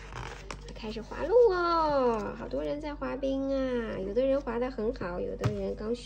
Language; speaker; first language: Chinese; native; Chinese